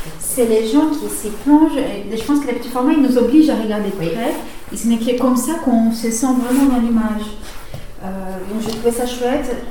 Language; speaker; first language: French; non-native, fluent; Portuguese